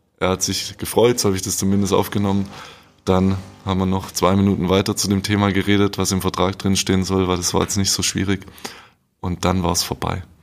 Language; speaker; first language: German; native; German